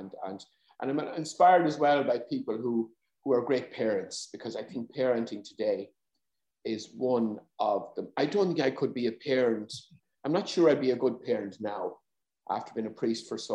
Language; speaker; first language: English; native; English